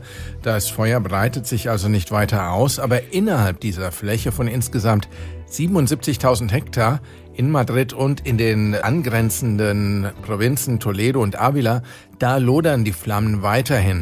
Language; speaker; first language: German; native; German